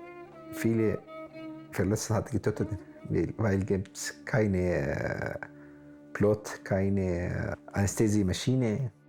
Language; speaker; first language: German; non-native, learner; Arabic